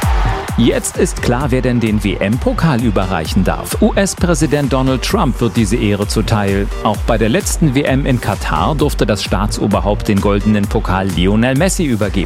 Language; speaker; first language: German; native; German